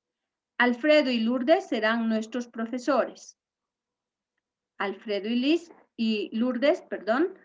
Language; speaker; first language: Spanish; native; Spanish